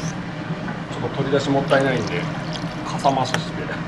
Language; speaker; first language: Japanese; native; Japanese